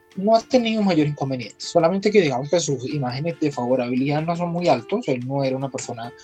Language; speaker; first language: Spanish; native; Spanish